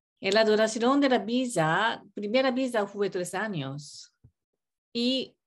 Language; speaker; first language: Spanish; non-native, learner; Japanese